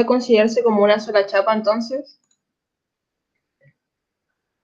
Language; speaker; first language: Spanish; native; Spanish